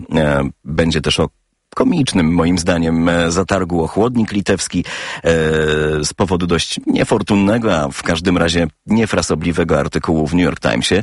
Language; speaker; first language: Polish; native; Polish